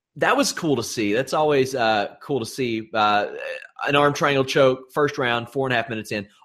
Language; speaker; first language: English; native; English